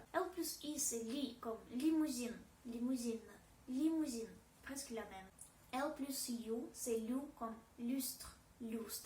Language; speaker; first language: French; non-native, fluent; Russian